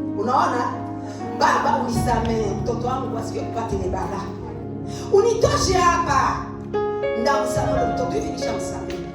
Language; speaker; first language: Swahili; native; Swahili